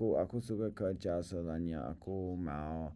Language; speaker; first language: Indonesian; non-native, learner; English